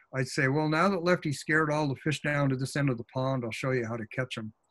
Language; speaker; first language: English; native; English